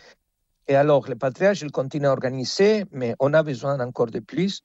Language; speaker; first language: French; non-native, fluent; Spanish